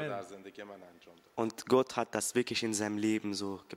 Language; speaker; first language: German; early bilingual, other home language; Persian